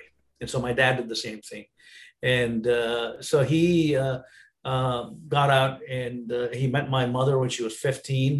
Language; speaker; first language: English; non-native, local second language; Tamil